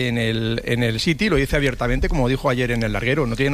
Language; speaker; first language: Spanish; native; Spanish